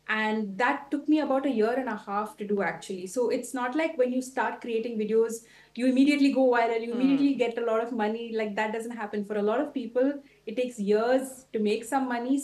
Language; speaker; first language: English; non-native, local second language; Tulu